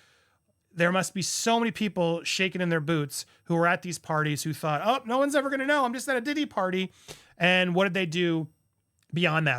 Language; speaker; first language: English; native; English